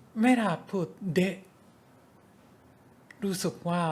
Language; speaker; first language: Thai; non-native, fluent; Japanese